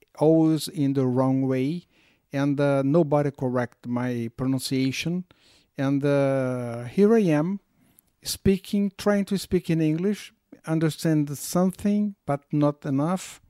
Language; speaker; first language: English; non-native, learner; Portuguese